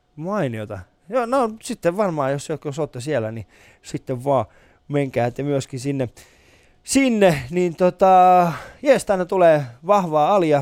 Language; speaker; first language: Finnish; early bilingual, other home language; Persian